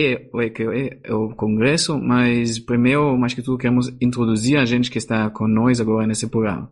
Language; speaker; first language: Portuguese; non-native, fluent; German